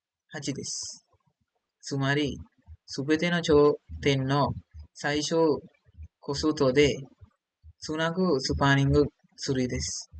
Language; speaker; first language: Japanese; non-native, learner; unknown